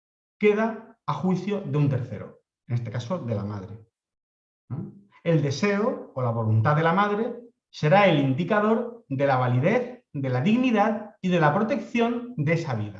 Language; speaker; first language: Spanish; native; Spanish